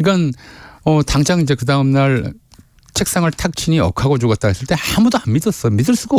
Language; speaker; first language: Korean; native; Korean